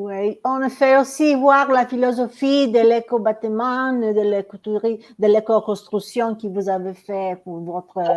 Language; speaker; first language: French; non-native, learner; Italian